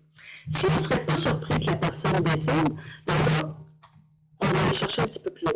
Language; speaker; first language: French; native; French